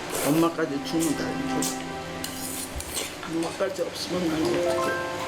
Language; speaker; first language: Korean; native; Korean